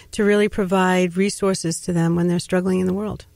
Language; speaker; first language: English; native; English